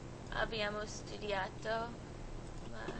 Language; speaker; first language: Italian; non-native, learner; English